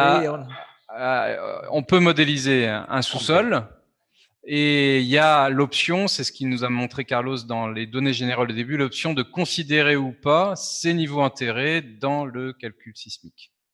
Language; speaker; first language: French; native; French